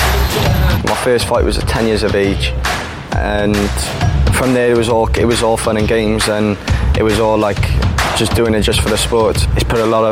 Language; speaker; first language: English; native; English